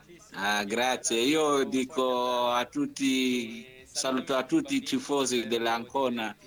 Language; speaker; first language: Italian; non-native, learner; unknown